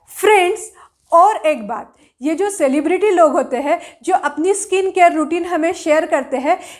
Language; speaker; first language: Hindi; non-native, local second language; Marathi